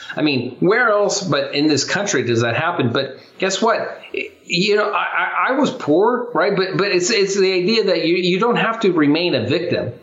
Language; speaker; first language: English; native; English